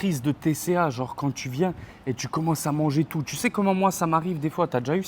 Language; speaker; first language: French; native; French